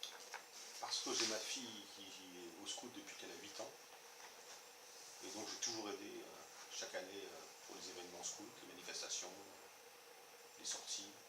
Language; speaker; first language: French; native; French